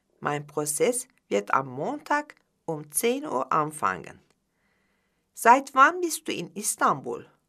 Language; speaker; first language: German; non-native, fluent; Turkish